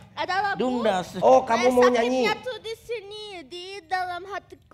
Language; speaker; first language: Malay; non-native, learner; German